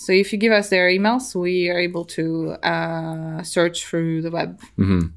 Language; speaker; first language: English; non-native, fluent; Serbian